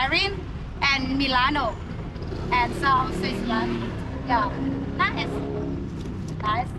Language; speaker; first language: English; non-native, learner; Thai